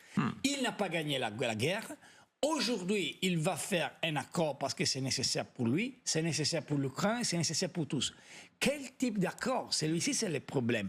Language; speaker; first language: French; non-native, fluent; Italian